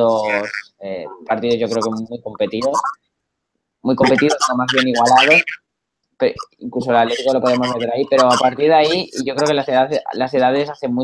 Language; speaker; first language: Spanish; native; Spanish